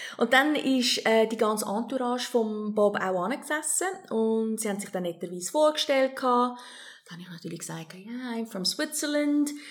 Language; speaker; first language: German; early bilingual, heritage; German